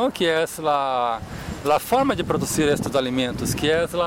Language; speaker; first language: Spanish; non-native, fluent; Portuguese